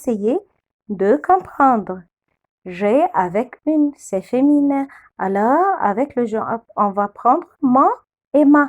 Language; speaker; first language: French; non-native, fluent; Arabic